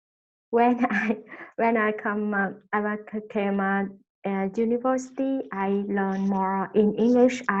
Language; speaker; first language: English; non-native, learner; Vietnamese